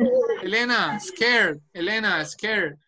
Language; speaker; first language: English; non-native, fluent; Spanish